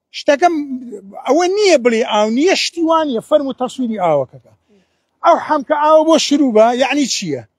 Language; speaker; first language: Central Kurdish; native; Central Kurdish